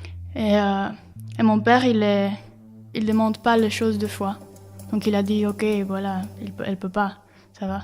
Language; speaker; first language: French; non-native, fluent; Spanish